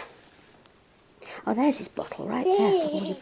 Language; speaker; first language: English; native; English